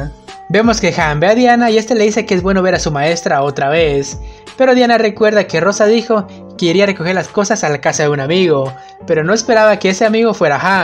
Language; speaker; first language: Spanish; native; Spanish